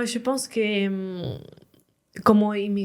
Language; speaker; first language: French; non-native, learner; Spanish